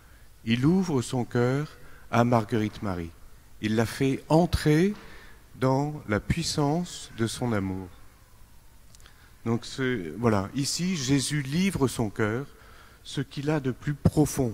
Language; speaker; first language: French; native; French